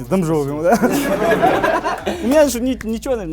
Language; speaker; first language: Russian; non-native, local second language; Kazakh